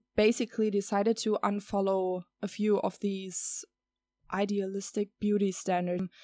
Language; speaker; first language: English; non-native, fluent; German